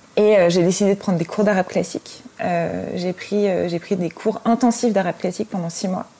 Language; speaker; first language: French; early bilingual, other home language; Arabic